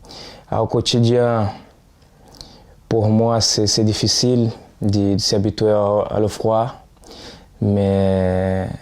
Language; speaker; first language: French; non-native, fluent; Portuguese